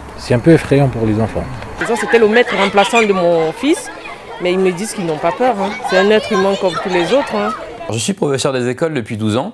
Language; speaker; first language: French; native; French